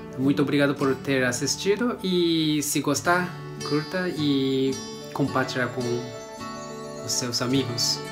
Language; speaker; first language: Portuguese; non-native, learner; Japanese